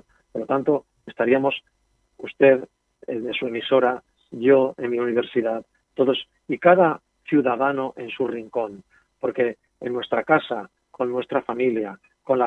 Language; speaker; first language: Spanish; native; Spanish